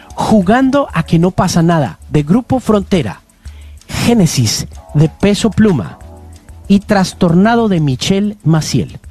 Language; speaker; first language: Spanish; native; Spanish